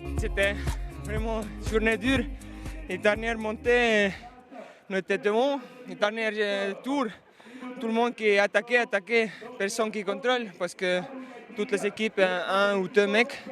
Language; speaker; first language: French; non-native, learner; Estonian